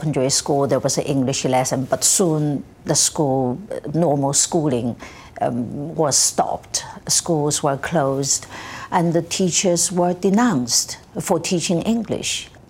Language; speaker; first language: English; non-native, fluent; Chinese